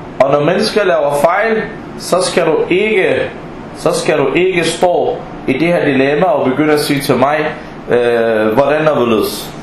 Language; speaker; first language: Danish; early bilingual, other home language; Arabic